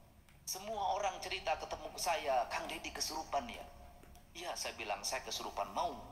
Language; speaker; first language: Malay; non-native, local second language; Sundanese